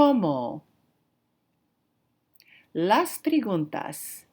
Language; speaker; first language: Spanish; non-native, fluent; English